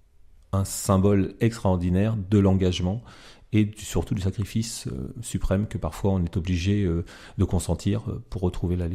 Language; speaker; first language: French; native; French